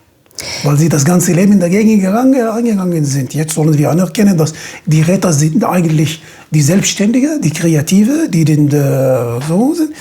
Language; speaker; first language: German; non-native, fluent; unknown